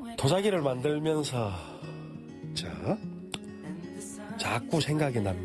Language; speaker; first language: Korean; native; Korean